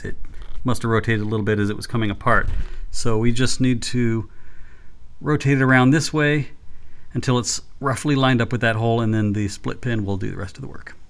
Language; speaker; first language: English; native; English